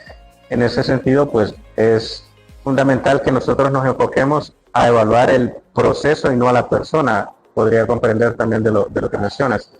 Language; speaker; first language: Spanish; native; Spanish